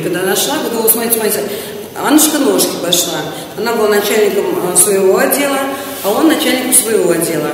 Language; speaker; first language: Russian; native; Russian